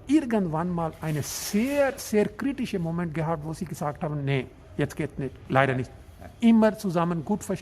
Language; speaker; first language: German; non-native, learner; Urdu